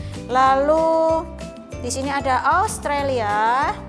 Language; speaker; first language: Indonesian; native; Indonesian